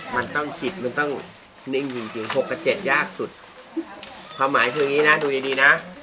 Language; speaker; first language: Thai; native; Thai